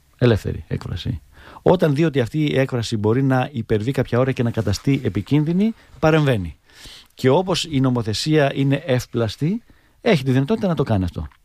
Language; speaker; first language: Greek; native; Greek